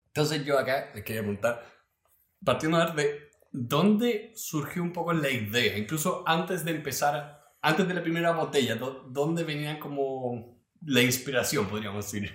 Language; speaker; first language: Spanish; native; Spanish